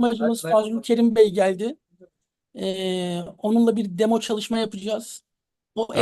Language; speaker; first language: Turkish; native; Turkish